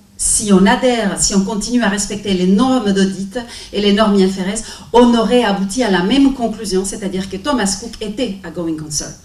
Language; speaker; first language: French; non-native, fluent; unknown